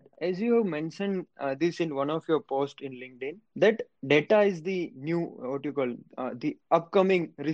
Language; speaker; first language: English; non-native, local second language; Gujarati